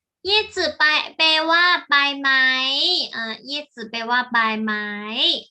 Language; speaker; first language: Chinese; non-native, fluent; Thai